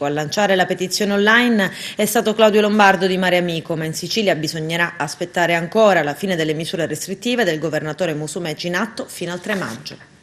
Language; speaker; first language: Italian; native; Italian